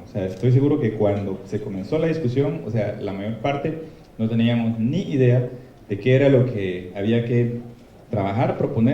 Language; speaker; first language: Spanish; native; Spanish